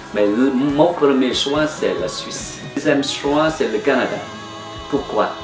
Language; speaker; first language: French; non-native, fluent; Vietnamese